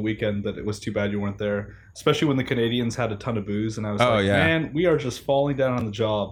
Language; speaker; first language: English; native; English